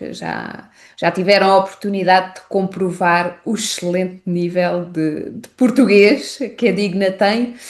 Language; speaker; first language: Portuguese; native; Portuguese